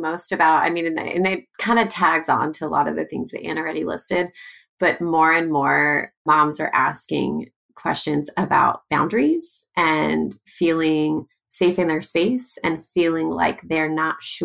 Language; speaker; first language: English; native; English